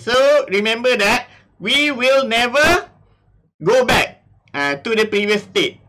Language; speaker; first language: English; non-native, local second language; Malay